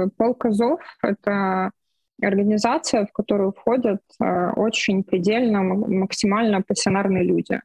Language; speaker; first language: Russian; non-native, local second language; Ukrainian